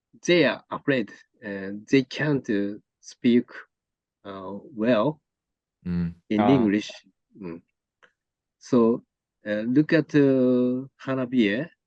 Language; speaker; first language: English; non-native, learner; Japanese